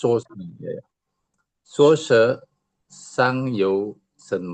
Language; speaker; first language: Chinese; non-native, learner; Indonesian